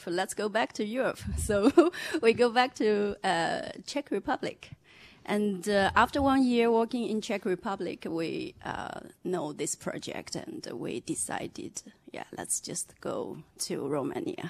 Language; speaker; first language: English; non-native, fluent; Chinese